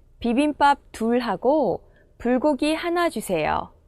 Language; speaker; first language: Korean; non-native, fluent; Indonesian